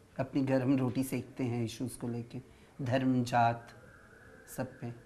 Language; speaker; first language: Hindi; native; Hindi